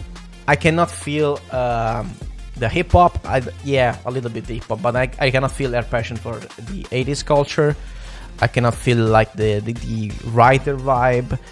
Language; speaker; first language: English; non-native, fluent; Italian